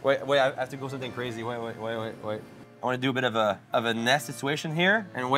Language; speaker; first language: English; non-native, fluent; French